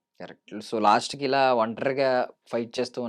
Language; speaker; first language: Telugu; native; Telugu